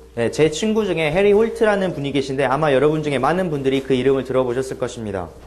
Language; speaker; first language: Korean; native; Korean